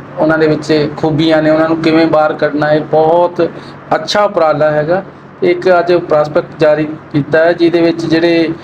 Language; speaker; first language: Punjabi; native; Punjabi